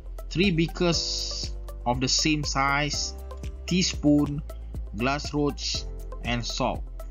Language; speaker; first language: English; non-native, local second language; Malay